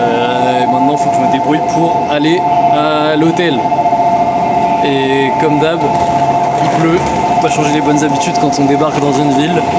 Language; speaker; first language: French; native; French